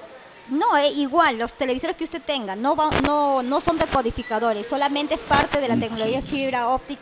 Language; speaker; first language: Spanish; native; Spanish